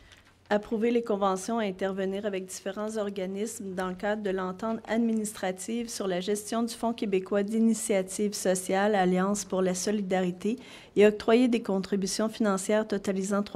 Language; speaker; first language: French; native; French